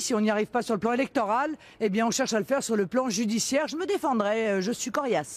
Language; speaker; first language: French; native; French